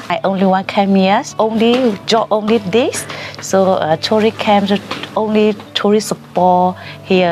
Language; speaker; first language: English; non-native, learner; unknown